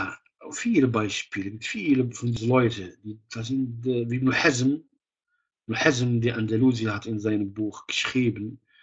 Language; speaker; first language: German; non-native, fluent; Arabic